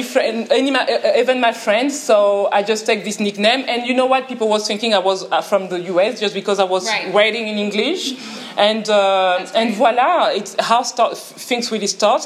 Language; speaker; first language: English; non-native, fluent; French